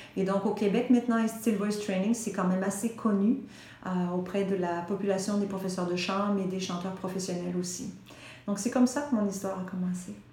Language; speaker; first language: French; native; French